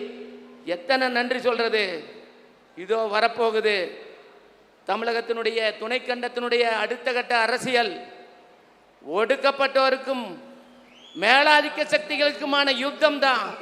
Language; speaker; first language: Tamil; native; Tamil